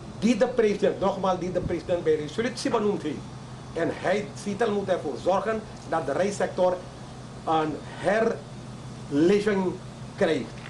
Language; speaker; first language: Dutch; native; Dutch